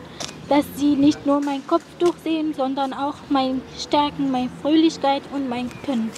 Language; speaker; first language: German; non-native, learner; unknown